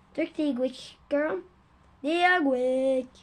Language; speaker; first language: Irish; non-native, learner; English